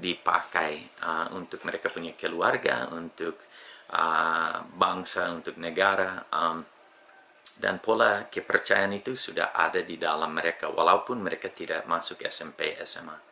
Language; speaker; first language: Indonesian; non-native, fluent; English